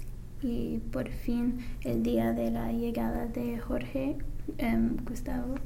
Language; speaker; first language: Spanish; non-native, learner; English